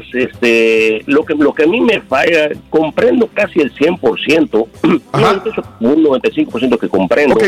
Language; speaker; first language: Spanish; native; Spanish